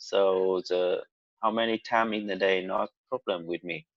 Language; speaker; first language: English; non-native, learner; Vietnamese